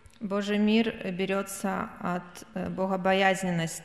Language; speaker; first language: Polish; non-native, learner; Russian